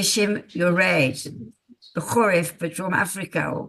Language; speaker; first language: Hebrew; non-native, learner; English